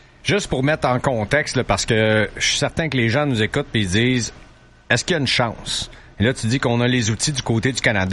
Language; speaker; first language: French; native; French